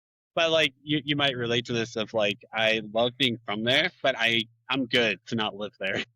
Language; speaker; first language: English; native; English